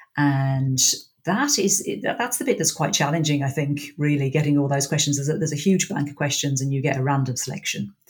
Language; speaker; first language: English; native; English